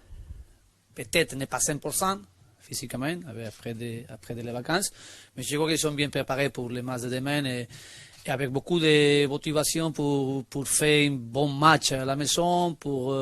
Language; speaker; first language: French; non-native, learner; Spanish